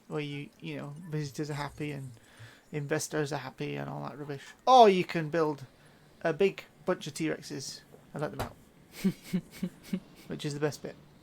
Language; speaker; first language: English; native; English